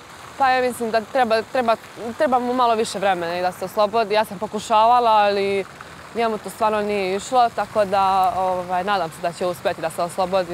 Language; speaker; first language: Serbian; native; Serbian